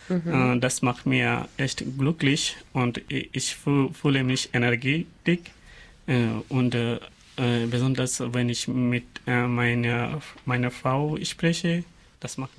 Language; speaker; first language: German; non-native, learner; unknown